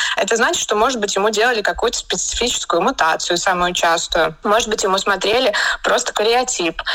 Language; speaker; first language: Russian; native; Russian